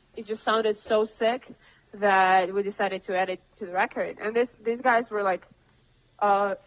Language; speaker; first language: English; non-native, fluent; Russian